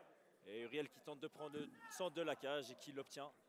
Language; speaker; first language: French; native; French